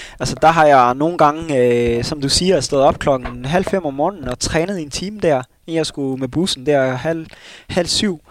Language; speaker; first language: Danish; early bilingual, other home language; Somali